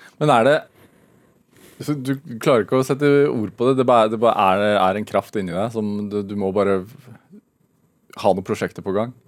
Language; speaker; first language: Norwegian; native; Norwegian